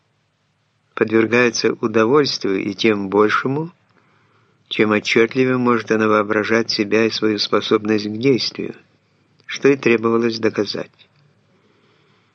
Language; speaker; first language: Russian; native; Russian